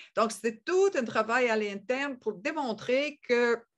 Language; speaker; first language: French; native; French